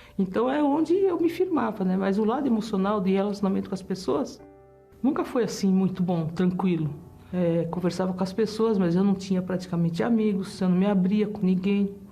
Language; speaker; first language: Portuguese; early bilingual, other home language; German